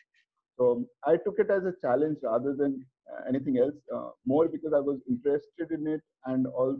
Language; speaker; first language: English; non-native, local second language; Hindi